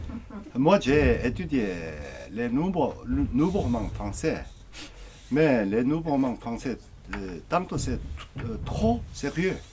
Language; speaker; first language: French; non-native, learner; Korean